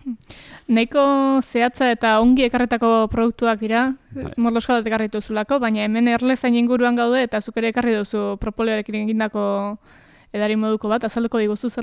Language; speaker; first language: Basque; native; Basque